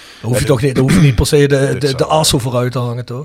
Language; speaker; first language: Dutch; native; Dutch